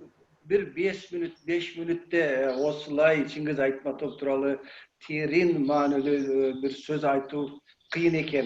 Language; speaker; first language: Kyrgyz; non-native, learner; Kazakh